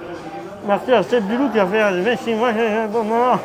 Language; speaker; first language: French; native; French